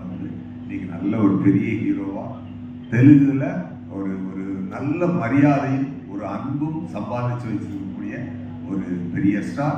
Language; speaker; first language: Tamil; native; Tamil